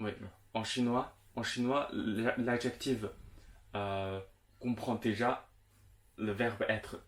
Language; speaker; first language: French; non-native, fluent; Chinese